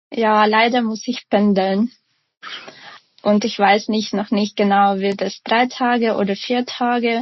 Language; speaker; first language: German; non-native, fluent; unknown